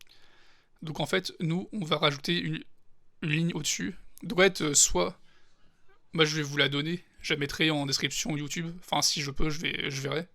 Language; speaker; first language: French; native; French